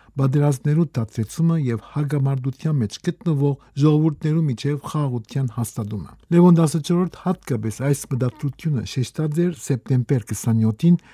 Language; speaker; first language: Armenian; native; Armenian